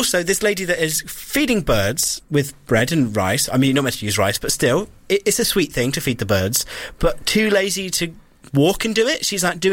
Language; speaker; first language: English; native; English